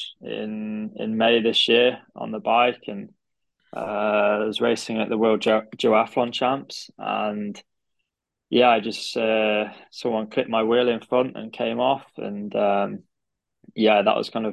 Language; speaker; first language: English; native; English